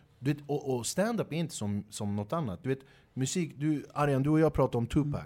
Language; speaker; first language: Swedish; early bilingual, other home language; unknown